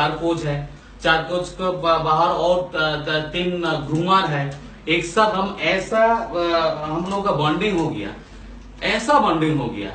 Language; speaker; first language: Hindi; non-native, local second language; Bangla